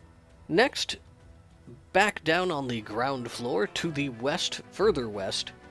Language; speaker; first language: English; native; English